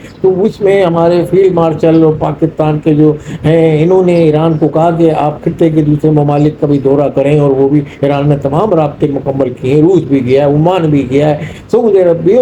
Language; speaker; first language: Urdu; non-native, local second language; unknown